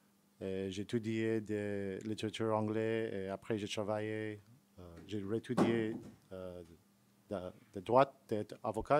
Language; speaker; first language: French; non-native, fluent; English